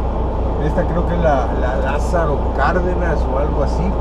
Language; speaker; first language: Spanish; native; Spanish